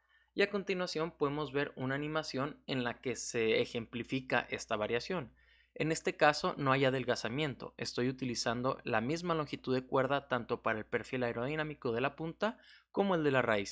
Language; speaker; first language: Spanish; native; Spanish